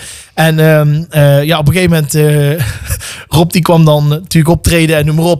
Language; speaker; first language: Dutch; native; Dutch